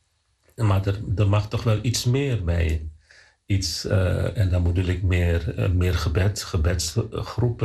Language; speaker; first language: Dutch; non-native, fluent; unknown